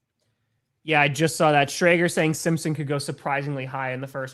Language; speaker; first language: English; native; English